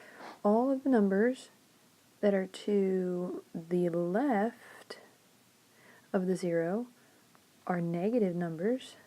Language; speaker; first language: English; native; English